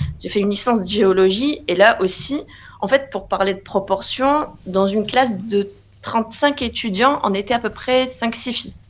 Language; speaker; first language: French; non-native, local second language; Arabic